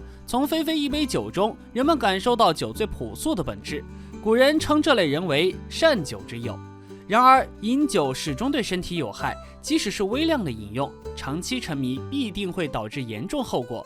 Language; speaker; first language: Chinese; native; Chinese